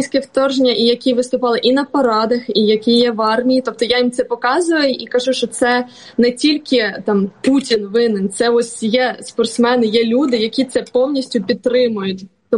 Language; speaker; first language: Ukrainian; native; Ukrainian